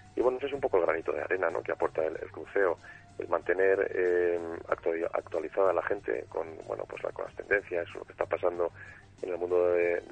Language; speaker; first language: Spanish; native; Spanish